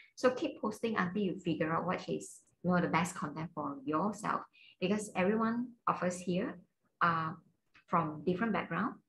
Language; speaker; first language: English; non-native, local second language; Cantonese